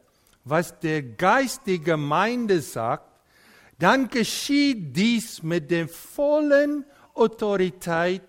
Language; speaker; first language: German; non-native, fluent; Dutch